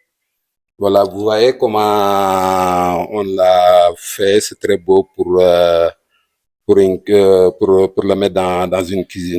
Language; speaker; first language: French; non-native, local second language; Wolof